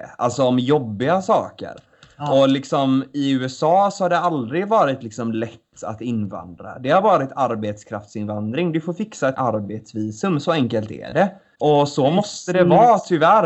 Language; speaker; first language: Swedish; native; Swedish